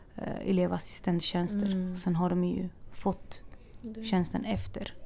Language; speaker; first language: Swedish; native; Swedish